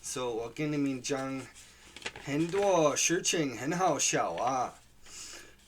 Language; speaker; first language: Chinese; non-native, fluent; English